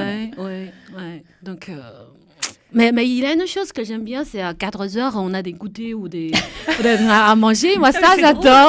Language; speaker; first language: French; non-native, fluent; Chinese